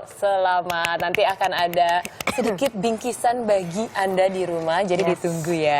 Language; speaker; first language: Indonesian; native; Indonesian